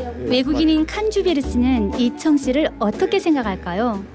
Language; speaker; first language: Korean; native; Korean